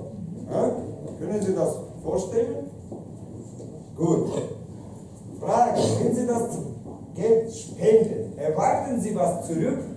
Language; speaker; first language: German; non-native, fluent; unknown